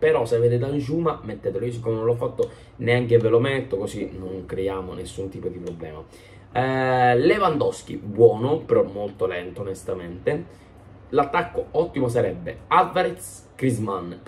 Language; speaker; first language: Italian; native; Italian